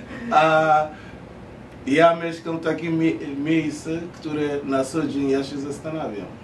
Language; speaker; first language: Polish; non-native, fluent; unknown